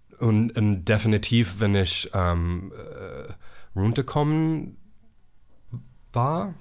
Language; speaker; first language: German; non-native, learner; English